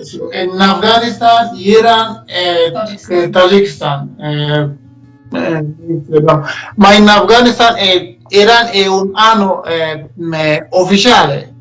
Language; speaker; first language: Italian; non-native, learner; Persian